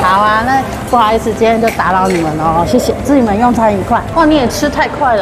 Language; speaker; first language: Chinese; native; Chinese